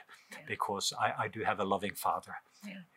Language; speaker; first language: English; non-native, fluent; Norwegian